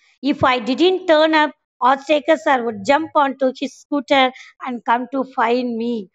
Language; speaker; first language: English; non-native, local second language; Tamil